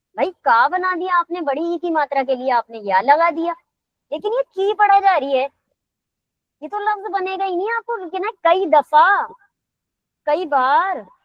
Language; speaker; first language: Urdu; native; Urdu